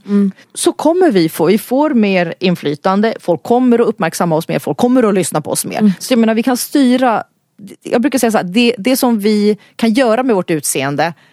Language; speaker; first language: Swedish; early bilingual, other home language; Finnish